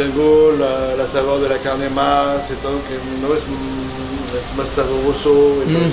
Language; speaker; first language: Spanish; non-native, learner; French